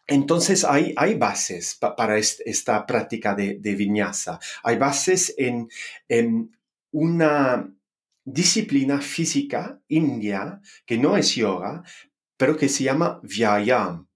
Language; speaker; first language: Spanish; non-native, fluent; English